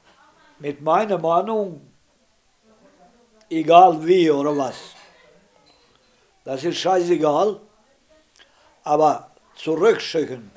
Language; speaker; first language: German; non-native, learner; Romany